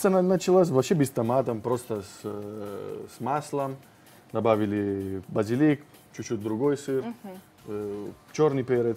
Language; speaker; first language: Russian; non-native, fluent; Italian